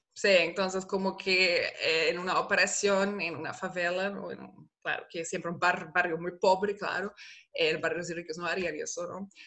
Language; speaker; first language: Spanish; non-native, fluent; German